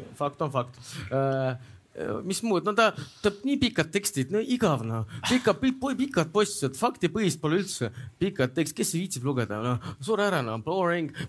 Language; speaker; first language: Estonian; non-native, local second language; Russian